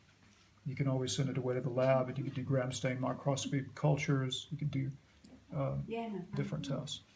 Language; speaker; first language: English; native; English